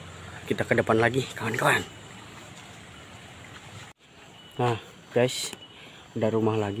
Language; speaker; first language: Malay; non-native, local second language; Sundanese